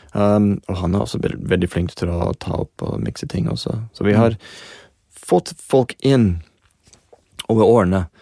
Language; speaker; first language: Norwegian; non-native, fluent; English